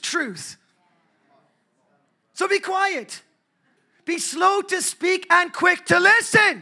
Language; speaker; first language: English; native; English